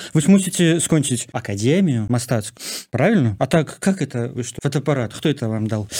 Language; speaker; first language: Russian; non-native, local second language; Belarusian